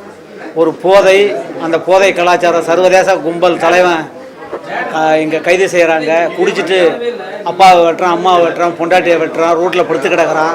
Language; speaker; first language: Tamil; native; Tamil